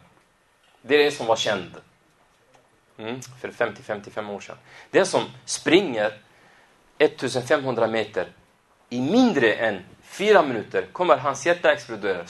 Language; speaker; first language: Swedish; non-native, fluent; Arabic